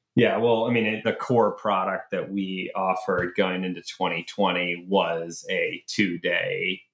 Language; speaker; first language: English; native; English